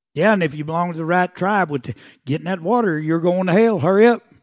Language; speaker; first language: English; native; English